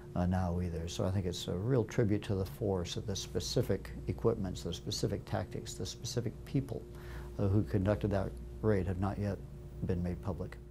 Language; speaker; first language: English; native; English